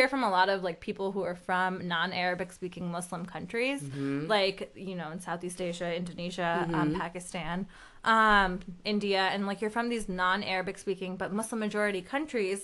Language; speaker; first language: English; early bilingual, other home language; Urdu